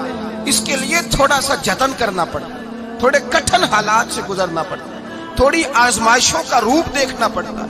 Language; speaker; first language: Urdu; non-native, local second language; Punjabi